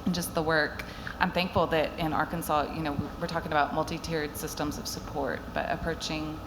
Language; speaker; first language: English; native; English